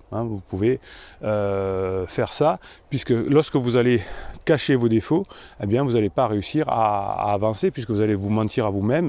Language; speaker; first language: French; native; French